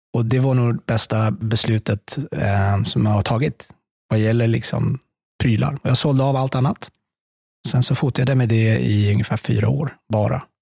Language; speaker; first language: Swedish; early bilingual, other home language; Persian